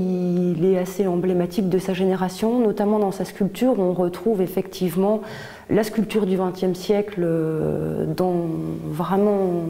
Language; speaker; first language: French; native; French